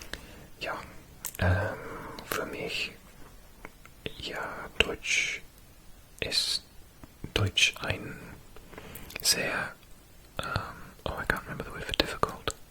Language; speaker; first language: German; non-native, learner; English